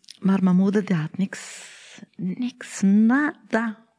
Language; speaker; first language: Dutch; non-native, learner; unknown